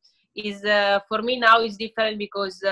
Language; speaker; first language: English; non-native, learner; Italian